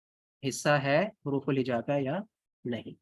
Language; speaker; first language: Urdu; non-native, local second language; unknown